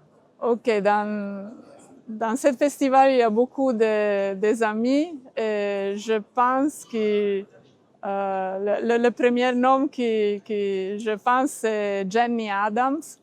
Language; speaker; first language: French; non-native, learner; Italian